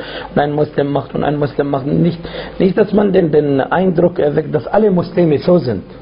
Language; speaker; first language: German; non-native, fluent; Arabic